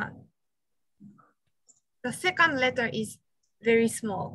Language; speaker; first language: English; non-native, learner; Japanese